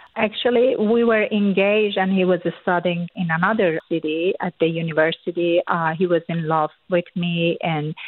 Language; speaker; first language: English; non-native, fluent; Persian